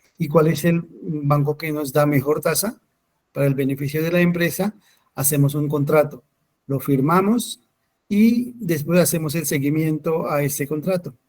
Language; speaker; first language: Spanish; non-native, fluent; Hindi